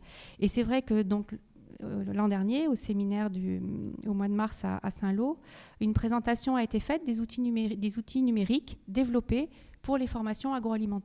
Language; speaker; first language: French; native; French